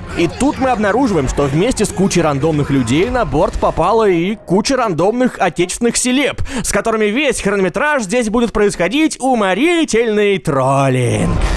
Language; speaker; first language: Russian; native; Russian